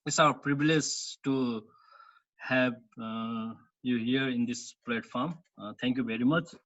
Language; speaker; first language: English; non-native, local second language; Nepali